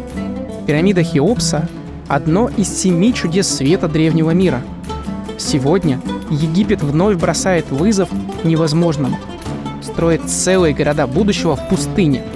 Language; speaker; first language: Russian; native; Russian